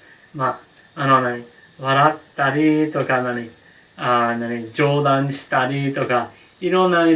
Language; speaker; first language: Japanese; non-native, learner; English